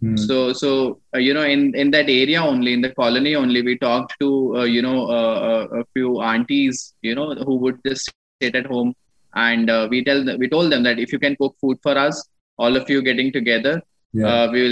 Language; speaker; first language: English; non-native, local second language; Punjabi